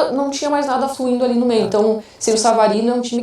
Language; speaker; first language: Portuguese; native; Portuguese